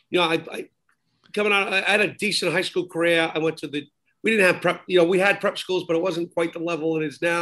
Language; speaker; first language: English; native; English